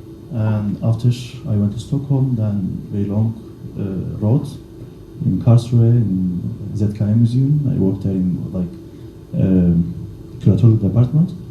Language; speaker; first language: English; non-native, learner; Kurdish